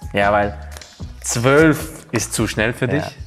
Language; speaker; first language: German; non-native, fluent; Hungarian